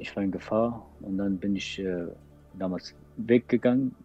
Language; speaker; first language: German; non-native, learner; Persian